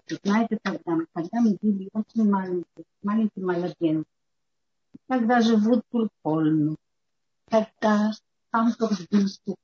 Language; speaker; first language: Russian; non-native, fluent; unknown